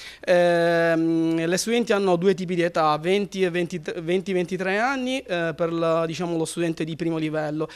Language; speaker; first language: Italian; native; Italian